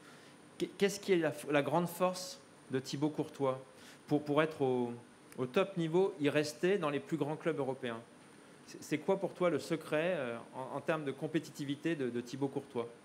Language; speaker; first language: French; native; French